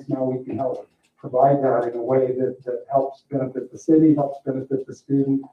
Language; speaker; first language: English; native; English